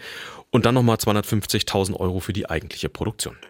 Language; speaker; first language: German; native; German